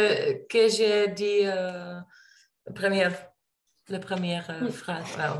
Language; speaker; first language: French; non-native, learner; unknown